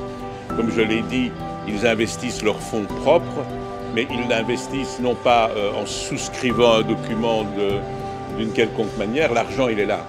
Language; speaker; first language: French; native; French